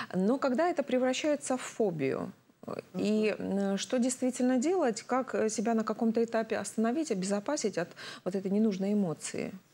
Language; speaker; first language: Russian; native; Russian